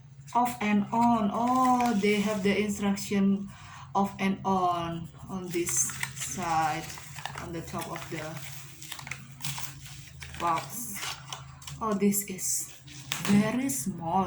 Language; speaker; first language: English; non-native, learner; Indonesian